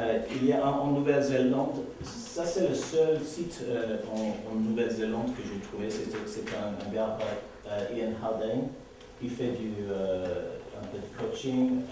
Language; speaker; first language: French; non-native, learner; English